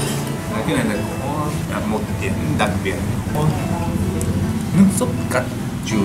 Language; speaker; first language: Vietnamese; non-native, learner; Japanese